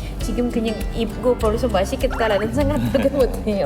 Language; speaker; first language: Korean; non-native, fluent; French